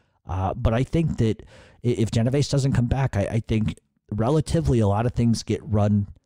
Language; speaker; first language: English; native; English